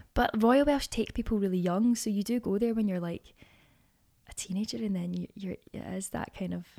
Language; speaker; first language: English; native; English